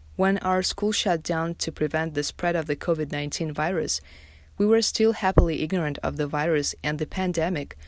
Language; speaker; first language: English; non-native, fluent; Tajik